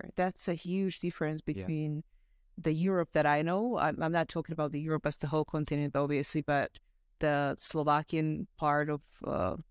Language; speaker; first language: English; non-native, fluent; Slovak